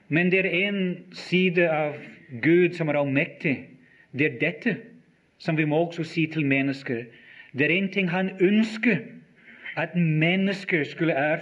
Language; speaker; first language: Norwegian; non-native, fluent; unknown